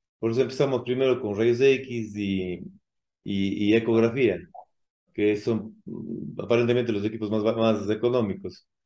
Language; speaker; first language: Spanish; native; Spanish